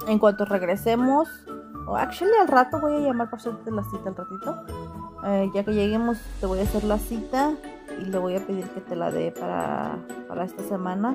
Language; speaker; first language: Spanish; native; Spanish